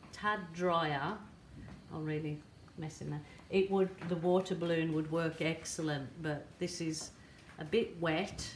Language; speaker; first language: English; native; English